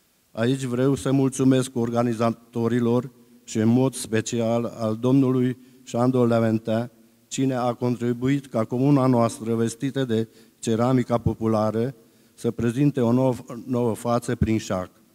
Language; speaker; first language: Romanian; non-native, local second language; Hungarian